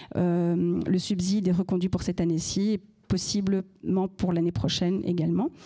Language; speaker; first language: French; native; French